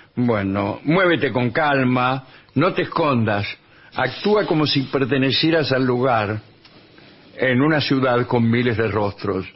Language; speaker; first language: Spanish; native; Spanish